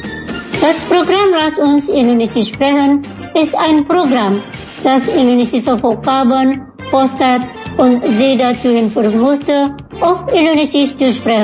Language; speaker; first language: German; non-native, fluent; Indonesian